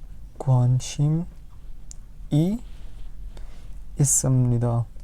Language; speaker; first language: Korean; non-native, fluent; Urdu